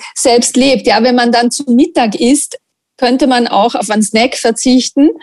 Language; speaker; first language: German; non-native, fluent; Italian